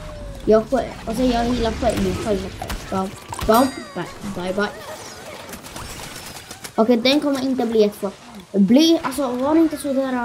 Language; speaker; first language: Swedish; early bilingual, other home language; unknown